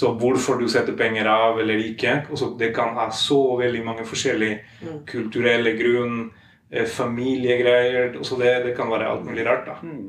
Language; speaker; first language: Norwegian; non-native, fluent; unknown